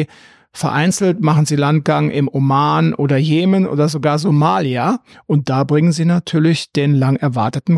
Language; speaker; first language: German; native; German